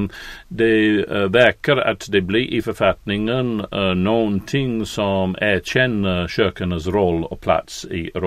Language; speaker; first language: Swedish; non-native, fluent; English